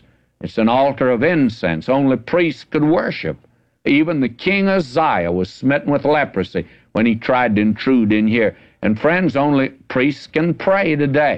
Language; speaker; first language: English; native; English